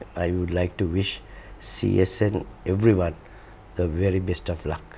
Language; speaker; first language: English; non-native, local second language; Sinhala